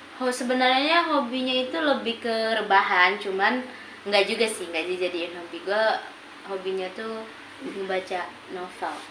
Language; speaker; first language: Indonesian; native; Indonesian